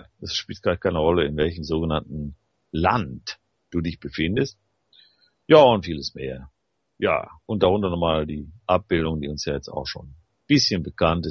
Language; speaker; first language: German; native; German